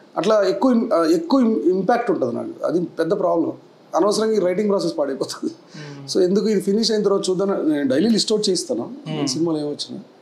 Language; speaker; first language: Telugu; native; Telugu